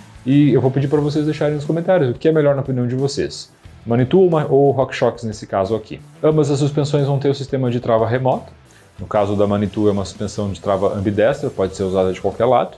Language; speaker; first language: Portuguese; native; Portuguese